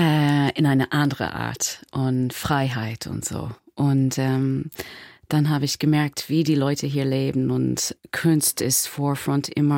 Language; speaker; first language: German; non-native, learner; English